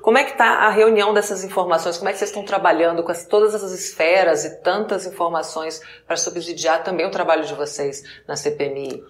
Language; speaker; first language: Portuguese; native; Portuguese